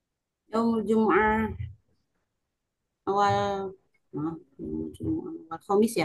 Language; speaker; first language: Arabic; non-native, learner; Indonesian